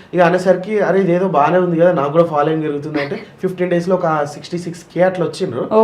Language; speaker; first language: Telugu; native; Telugu